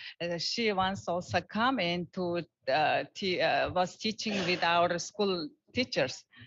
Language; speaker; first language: English; non-native, learner; Mongolian